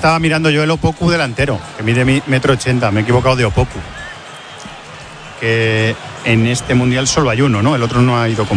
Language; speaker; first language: Spanish; native; Spanish